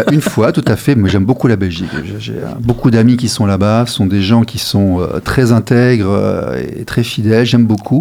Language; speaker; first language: French; native; French